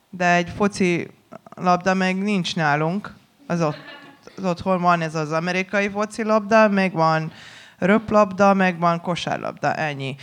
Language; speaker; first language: Hungarian; non-native, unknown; Serbian